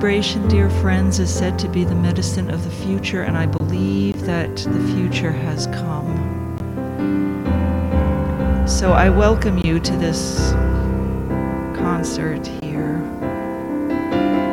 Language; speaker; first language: English; native; English